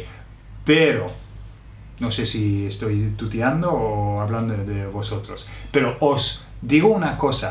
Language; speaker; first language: Spanish; non-native, fluent; English